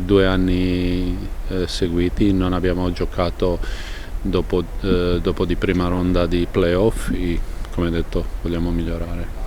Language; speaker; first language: Italian; non-native, fluent; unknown